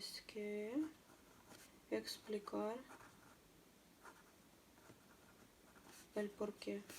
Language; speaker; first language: Spanish; non-native, learner; Russian